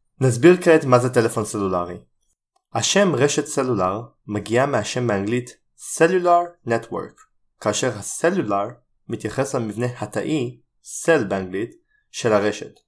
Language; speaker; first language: Hebrew; native; Hebrew